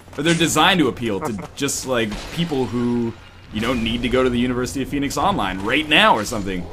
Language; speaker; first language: English; native; English